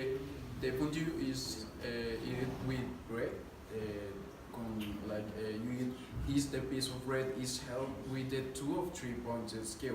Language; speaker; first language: English; non-native, learner; Spanish